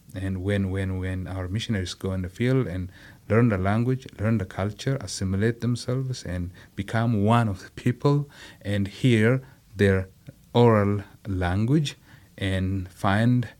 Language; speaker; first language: English; non-native, fluent; Amharic